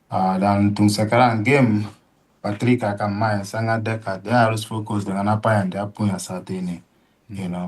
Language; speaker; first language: Indonesian; non-native, fluent; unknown